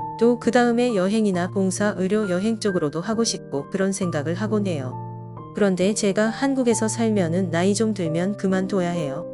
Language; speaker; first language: Korean; non-native, fluent; Vietnamese